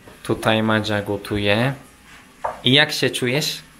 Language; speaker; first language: Polish; non-native, learner; Turkish